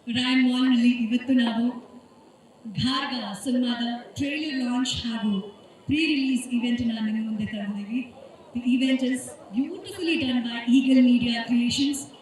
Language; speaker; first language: Kannada; native; Kannada